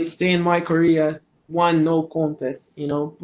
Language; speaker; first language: English; non-native, learner; Portuguese